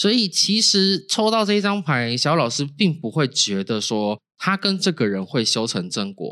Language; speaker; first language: Chinese; native; Chinese